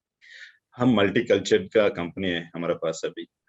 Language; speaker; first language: Hindi; non-native, local second language; Telugu